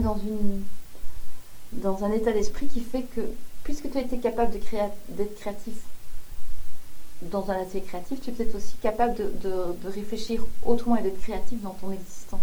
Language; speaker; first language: French; native; French